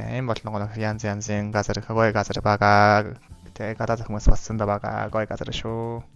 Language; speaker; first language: Mongolian; non-native, learner; Japanese